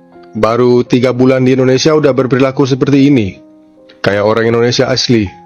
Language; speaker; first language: Indonesian; non-native, learner; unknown